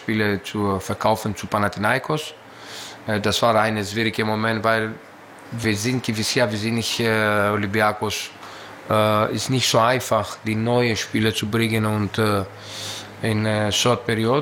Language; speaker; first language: German; non-native, fluent; Greek